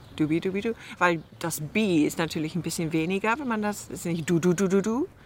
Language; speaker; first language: German; early bilingual, other home language; English